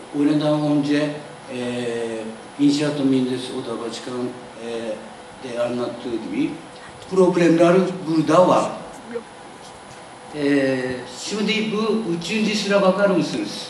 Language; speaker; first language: Turkish; non-native, learner; Japanese